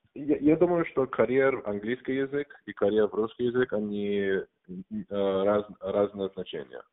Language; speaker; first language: Russian; non-native, learner; English